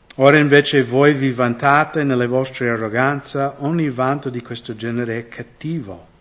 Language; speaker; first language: Italian; non-native, fluent; English